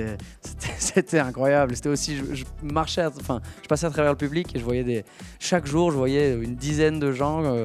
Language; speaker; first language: French; native; French